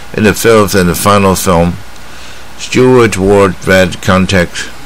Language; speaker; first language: English; non-native, fluent; Chinese